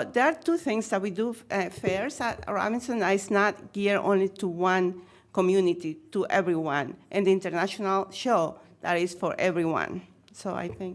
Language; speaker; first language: English; non-native, fluent; Spanish